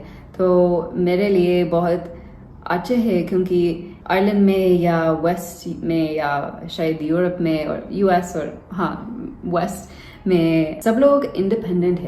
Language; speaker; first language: Hindi; non-native, learner; English